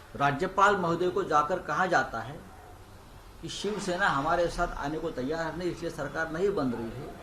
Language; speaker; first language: Hindi; non-native, local second language; Marathi